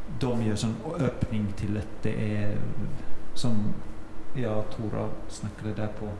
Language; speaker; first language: Swedish; non-native, fluent; Finnish